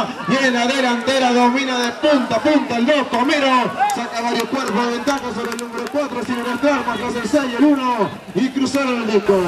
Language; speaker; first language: Spanish; native; Spanish